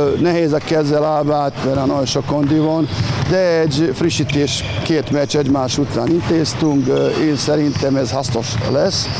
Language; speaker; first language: Hungarian; non-native, learner; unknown